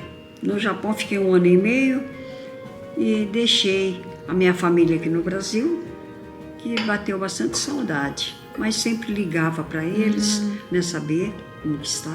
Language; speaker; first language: Portuguese; non-native, local second language; Japanese